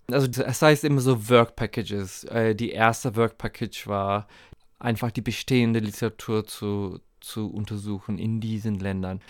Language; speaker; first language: German; non-native, fluent; Turkish